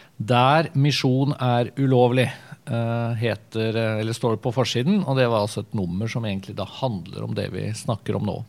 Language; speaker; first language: Norwegian; native; Norwegian